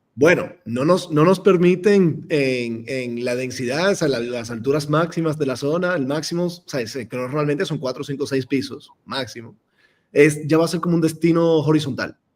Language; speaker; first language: Spanish; non-native, fluent; English